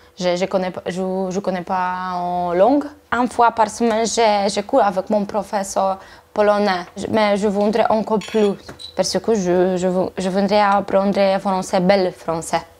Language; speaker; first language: French; non-native, learner; Polish